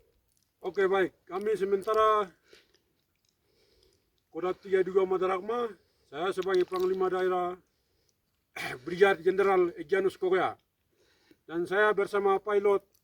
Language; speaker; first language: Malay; non-native, local second language; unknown